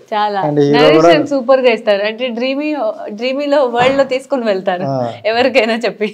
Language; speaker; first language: Telugu; non-native, fluent; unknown